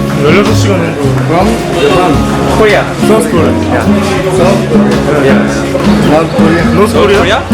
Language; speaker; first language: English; non-native, learner; Korean